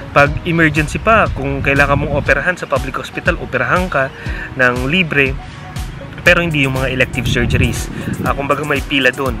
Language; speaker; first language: Filipino; non-native, local second language; Bikol